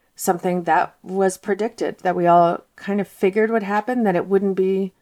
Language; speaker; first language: English; early bilingual, heritage; Russian